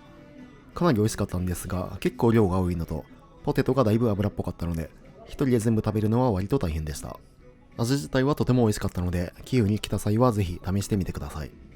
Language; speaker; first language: Japanese; native; Japanese